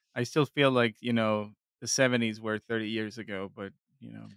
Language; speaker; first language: English; non-native, fluent; Spanish